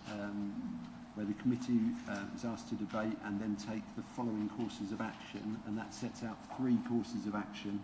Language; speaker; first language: English; native; English